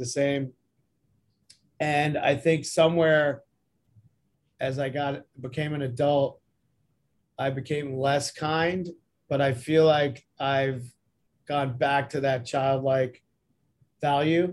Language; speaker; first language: English; native; English